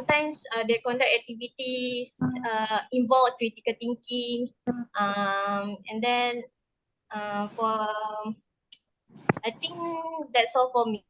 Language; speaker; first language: English; non-native, local second language; Malay